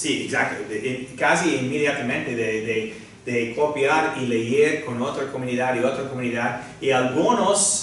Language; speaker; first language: Spanish; non-native, fluent; English